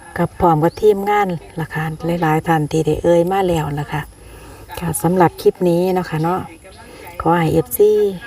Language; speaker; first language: Thai; native; Thai